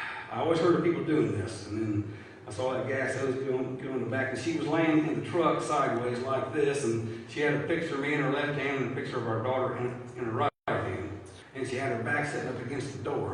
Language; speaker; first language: English; native; English